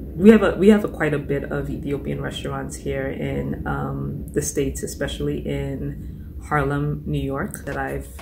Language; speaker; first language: English; native; English